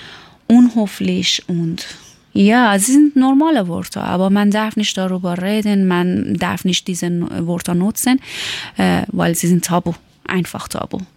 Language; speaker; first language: German; non-native, learner; Persian